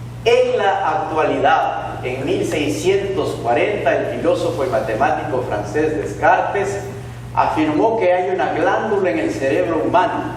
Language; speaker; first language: Spanish; native; Spanish